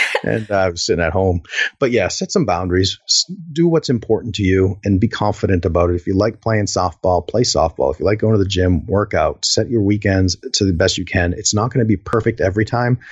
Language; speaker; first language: English; native; English